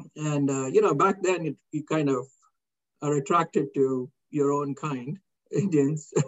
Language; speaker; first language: English; non-native, local second language; Kannada